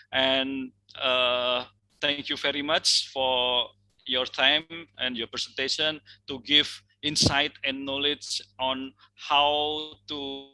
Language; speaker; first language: English; non-native, fluent; Indonesian